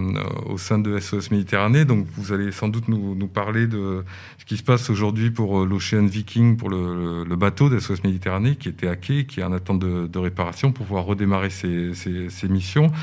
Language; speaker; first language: French; native; French